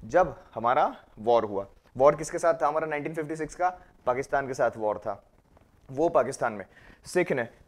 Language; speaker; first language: Hindi; non-native, local second language; Gujarati